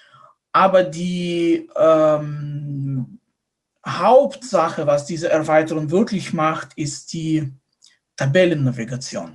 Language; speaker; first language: German; non-native, fluent; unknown